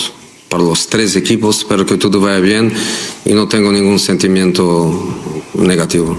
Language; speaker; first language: Spanish; non-native, fluent; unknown